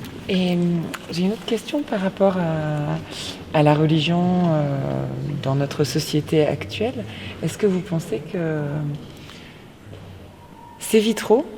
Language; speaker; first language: French; native; French